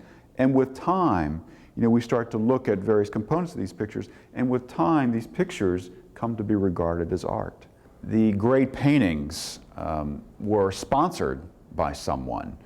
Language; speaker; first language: English; native; English